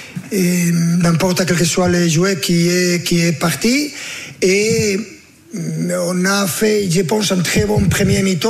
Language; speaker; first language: French; non-native, fluent; Spanish